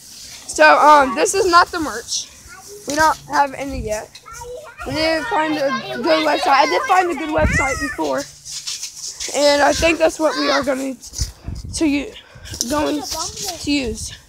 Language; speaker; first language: English; native; English